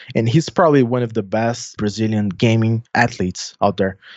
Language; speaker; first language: English; non-native, fluent; Portuguese